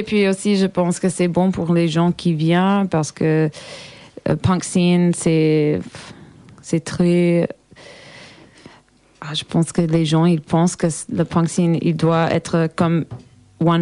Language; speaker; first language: French; non-native, learner; English